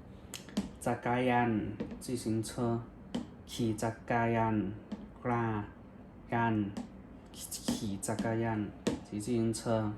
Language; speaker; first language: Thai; non-native, learner; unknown